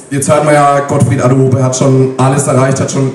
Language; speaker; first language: German; native; German